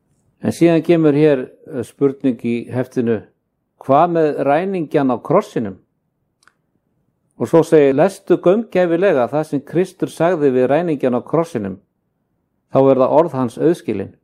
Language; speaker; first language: Icelandic; native; Icelandic